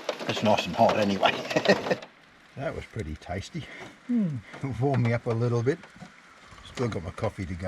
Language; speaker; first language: English; native; English